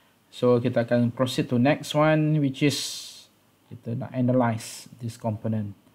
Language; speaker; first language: English; non-native, local second language; Malay